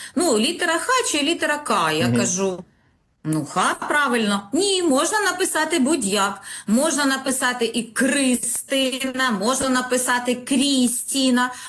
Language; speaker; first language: Ukrainian; non-native, local second language; Russian